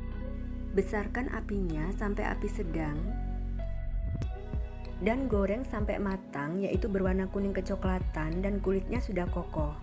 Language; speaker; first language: Indonesian; native; Indonesian